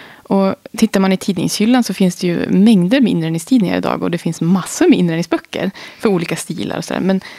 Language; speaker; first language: Swedish; native; Swedish